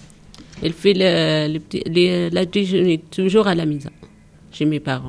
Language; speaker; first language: French; non-native, learner; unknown